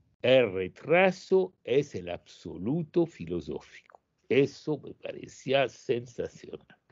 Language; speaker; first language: Spanish; non-native, fluent; French